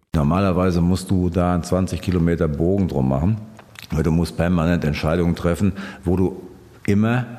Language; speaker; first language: German; native; German